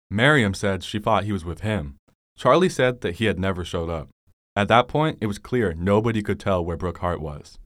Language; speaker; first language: English; native; English